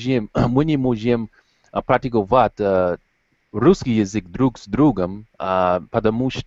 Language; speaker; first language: Russian; non-native, learner; English